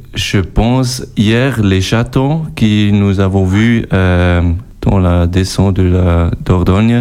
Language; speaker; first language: French; non-native, local second language; German